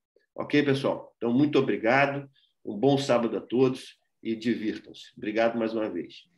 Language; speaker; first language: Portuguese; native; Portuguese